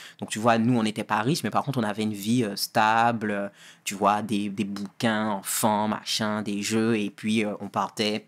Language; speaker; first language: French; native; French